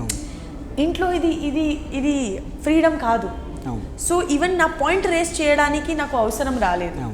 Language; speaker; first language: Telugu; non-native, learner; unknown